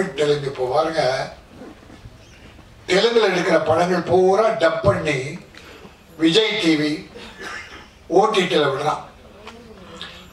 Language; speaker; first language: Tamil; native; Tamil